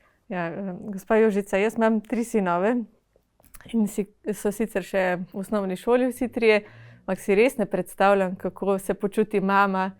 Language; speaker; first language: Slovenian; native; Slovenian